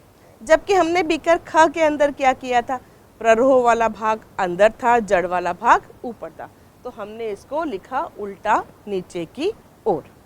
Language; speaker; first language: Hindi; native; Hindi